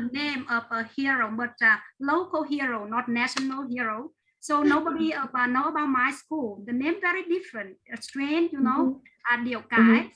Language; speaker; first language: English; non-native, learner; Vietnamese